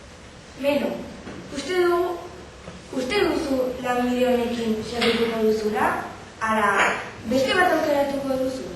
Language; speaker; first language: Basque; non-native, local second language; Spanish